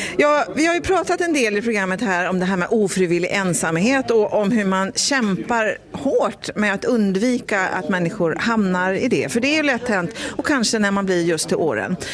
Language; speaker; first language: Swedish; native; Swedish